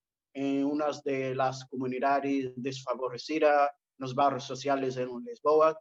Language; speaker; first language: Spanish; non-native, fluent; Portuguese